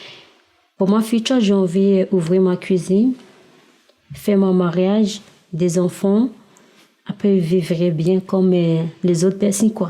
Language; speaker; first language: French; non-native, learner; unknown